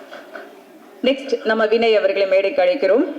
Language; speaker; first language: Tamil; native; Tamil